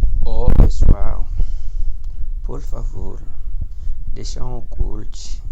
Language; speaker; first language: Portuguese; non-native, learner; Haitian Creole